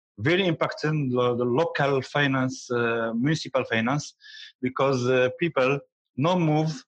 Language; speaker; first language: English; non-native, learner; Arabic